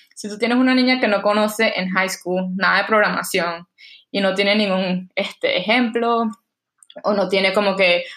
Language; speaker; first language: Spanish; native; Spanish